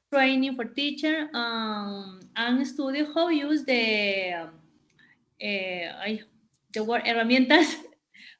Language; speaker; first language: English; non-native, learner; Spanish